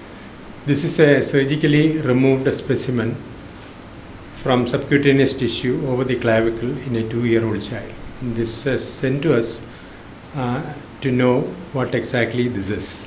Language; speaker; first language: English; non-native, local second language; Malayalam